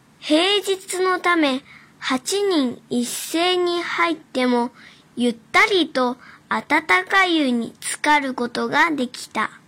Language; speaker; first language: Japanese; early bilingual, other home language; Chinese